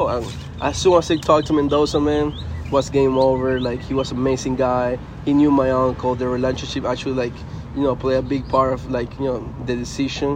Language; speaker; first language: English; non-native, fluent; Spanish